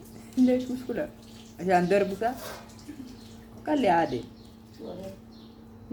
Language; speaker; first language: Arabic; non-native, learner; Filipino